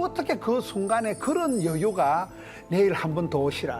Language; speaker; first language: Korean; native; Korean